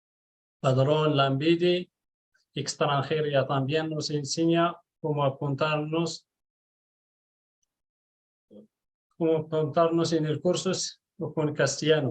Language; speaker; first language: Spanish; non-native, learner; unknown